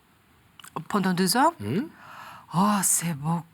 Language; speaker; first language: French; non-native, learner; Japanese